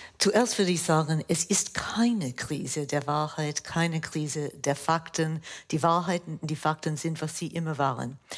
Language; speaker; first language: German; non-native, fluent; English